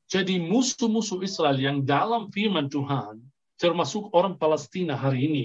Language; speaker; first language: Indonesian; non-native, fluent; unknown